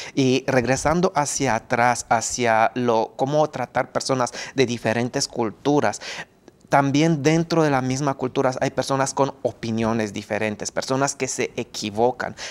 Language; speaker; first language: Spanish; non-native, fluent; Romanian